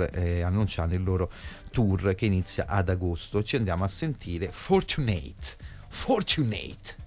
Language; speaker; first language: Italian; native; Italian